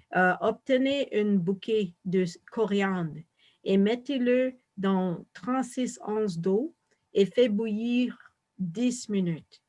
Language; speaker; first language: French; non-native, fluent; English